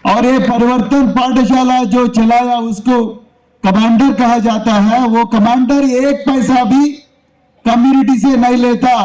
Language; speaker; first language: Hindi; non-native, local second language; Telugu